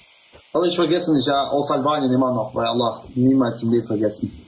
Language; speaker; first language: German; early bilingual, other home language; Albanian